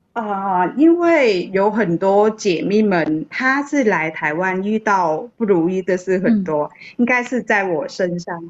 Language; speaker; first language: Chinese; non-native, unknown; Vietnamese